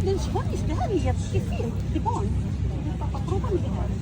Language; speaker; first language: Swedish; non-native, learner; Cebuano